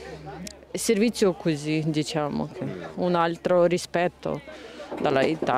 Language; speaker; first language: Italian; non-native, learner; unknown